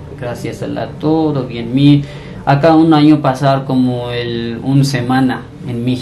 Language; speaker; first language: Spanish; non-native, learner; Punjabi